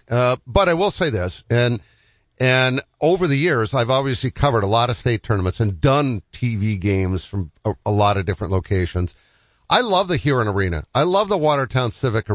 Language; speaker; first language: English; native; English